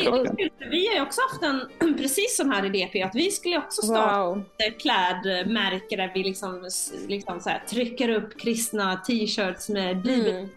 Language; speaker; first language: Swedish; native; Swedish